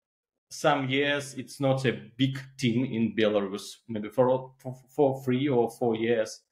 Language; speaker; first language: English; non-native, learner; Belarusian